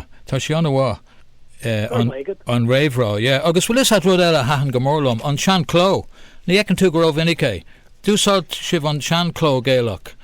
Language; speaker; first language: Irish; non-native, local second language; English